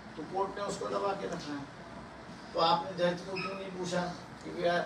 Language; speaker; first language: Hindi; non-native, local second language; Marathi